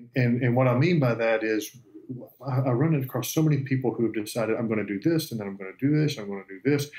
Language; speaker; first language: English; native; English